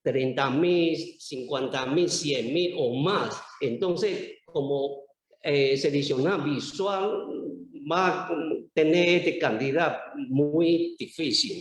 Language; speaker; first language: Spanish; non-native, learner; Chinese